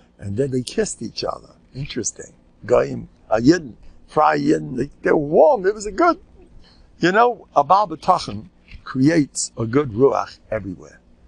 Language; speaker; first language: English; native; English